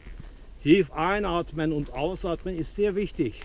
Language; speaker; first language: German; non-native, fluent; Turkish